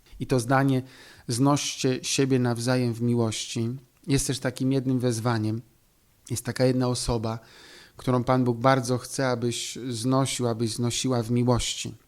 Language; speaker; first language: Polish; native; Polish